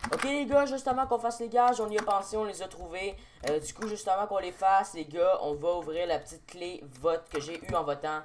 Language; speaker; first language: French; native; French